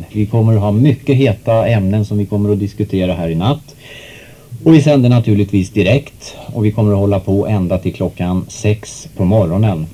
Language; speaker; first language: Swedish; native; Swedish